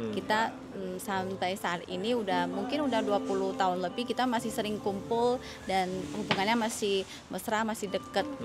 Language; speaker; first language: Indonesian; non-native, fluent; Chinese